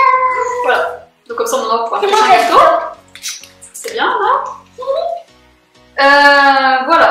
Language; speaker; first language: French; native; French